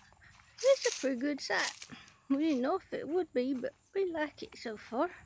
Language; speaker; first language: English; native; English